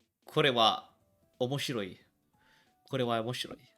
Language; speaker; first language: Japanese; non-native, learner; English